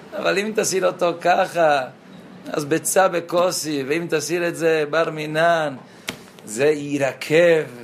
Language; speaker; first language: Hebrew; non-native, fluent; Spanish